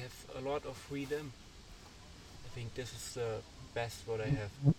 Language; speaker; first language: English; non-native, learner; German